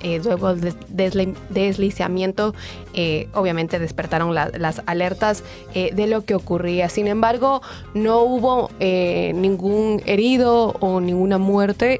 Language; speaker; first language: Spanish; native; Spanish